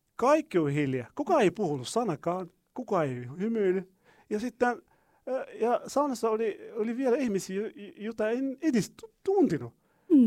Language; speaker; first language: Finnish; non-native, fluent; Arabic